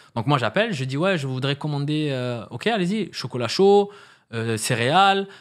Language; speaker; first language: French; native; French